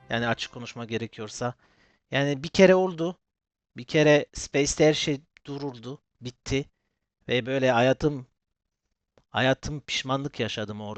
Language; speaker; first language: Turkish; early bilingual, heritage; Turkish